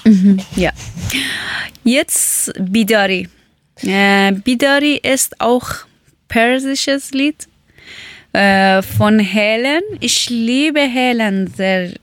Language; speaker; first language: German; non-native, learner; Persian